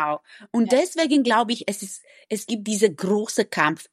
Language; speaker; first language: German; non-native, fluent; Romanian